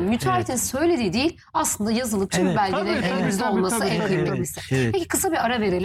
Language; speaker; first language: Turkish; native; Turkish